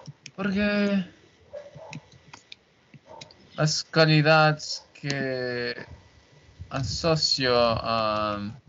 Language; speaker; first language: Spanish; non-native, learner; Portuguese